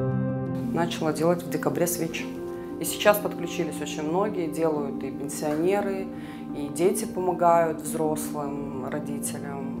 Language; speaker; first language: Russian; native; Russian